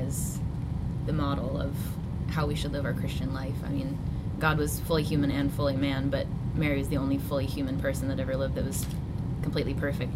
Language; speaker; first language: English; native; English